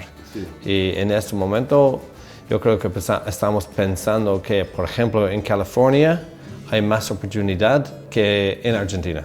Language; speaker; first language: Spanish; non-native, fluent; English